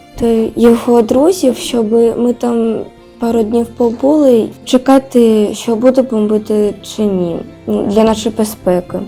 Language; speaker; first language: Ukrainian; non-native, local second language; Russian